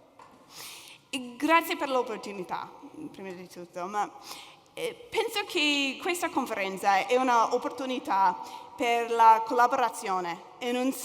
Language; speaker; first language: Italian; non-native, learner; English